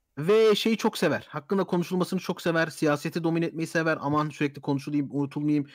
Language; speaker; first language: Turkish; native; Turkish